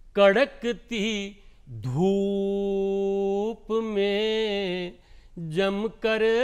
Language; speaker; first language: Hindi; non-native, local second language; Punjabi